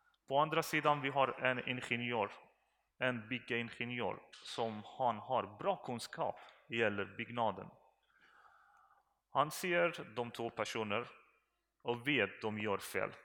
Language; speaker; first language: Swedish; non-native, learner; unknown